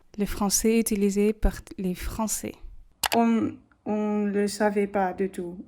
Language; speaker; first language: French; non-native, fluent; English